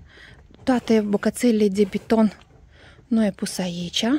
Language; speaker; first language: Romanian; non-native, learner; Russian